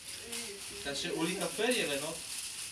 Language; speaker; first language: Swedish; early bilingual, other home language; Polish